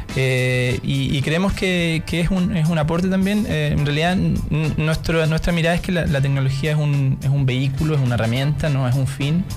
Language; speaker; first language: Spanish; native; Spanish